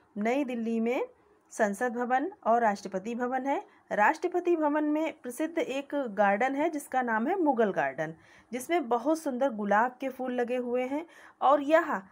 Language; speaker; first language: Hindi; native; Hindi